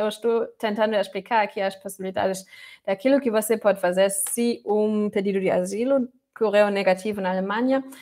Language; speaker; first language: Portuguese; non-native, fluent; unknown